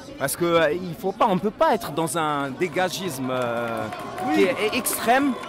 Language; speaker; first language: French; non-native, local second language; Arabic